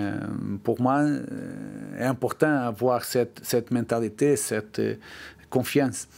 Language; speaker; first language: French; non-native, learner; Portuguese